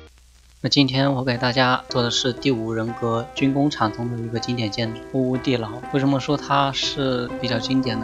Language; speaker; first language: Chinese; native; Chinese